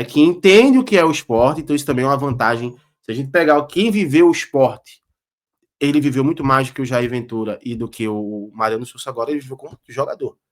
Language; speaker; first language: Portuguese; native; Portuguese